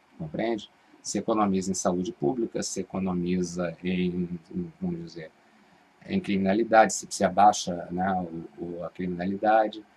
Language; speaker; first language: Portuguese; native; Portuguese